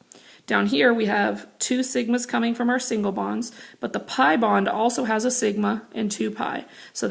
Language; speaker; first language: English; native; English